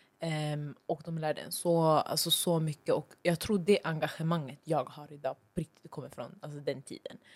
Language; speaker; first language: Swedish; early bilingual, other home language; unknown